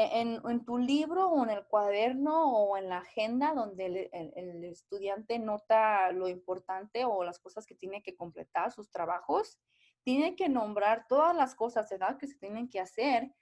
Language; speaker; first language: Spanish; early bilingual, heritage; Spanish